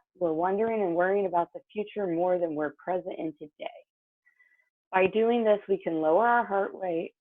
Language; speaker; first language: English; native; English